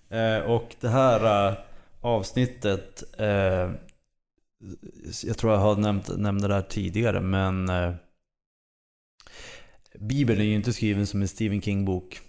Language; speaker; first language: Swedish; native; Swedish